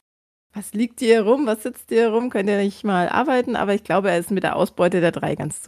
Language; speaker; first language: German; native; German